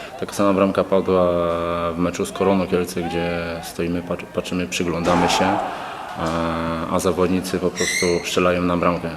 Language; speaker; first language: Polish; native; Polish